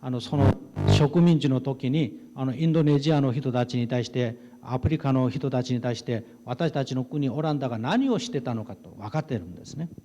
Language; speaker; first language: Japanese; non-native, fluent; Korean